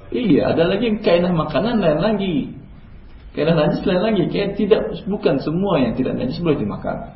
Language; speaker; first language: Indonesian; non-native, local second language; Minangkabau